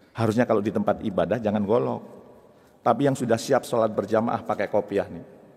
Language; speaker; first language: Indonesian; native; Indonesian